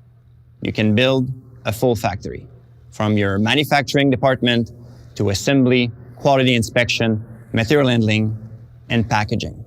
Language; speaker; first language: English; non-native, local second language; French